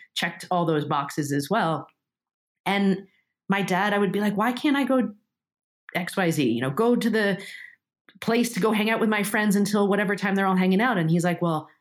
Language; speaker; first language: English; early bilingual, other home language; Japanese